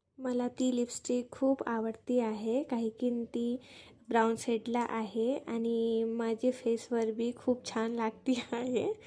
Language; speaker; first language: Marathi; non-native, learner; Hindi